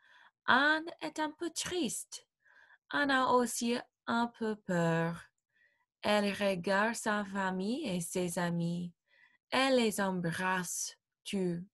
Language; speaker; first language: French; non-native, fluent; English